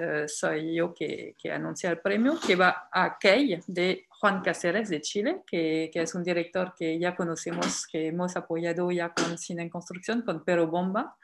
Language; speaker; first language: Spanish; non-native, fluent; French